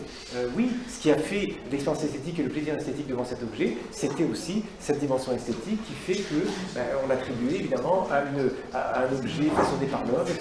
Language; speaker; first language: French; native; French